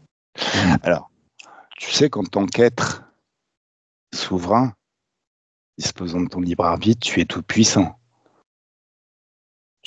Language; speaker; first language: French; native; French